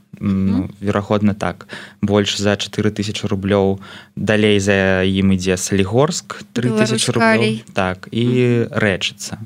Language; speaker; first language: Belarusian; non-native, local second language; Russian